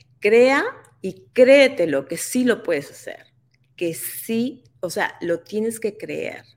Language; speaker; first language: Spanish; native; Spanish